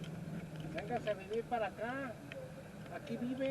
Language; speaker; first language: Spanish; native; Spanish